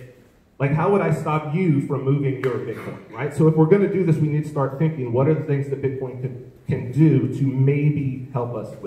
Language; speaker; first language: English; native; English